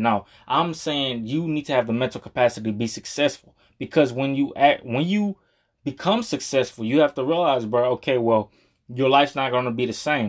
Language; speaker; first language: English; native; English